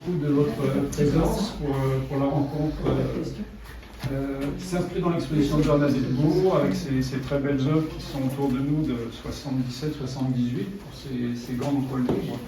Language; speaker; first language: French; native; French